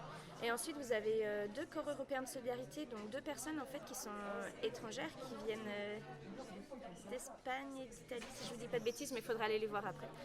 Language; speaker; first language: French; native; French